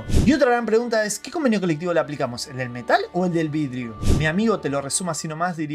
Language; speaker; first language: Spanish; native; Spanish